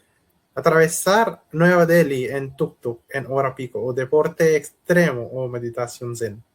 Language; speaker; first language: Spanish; non-native, learner; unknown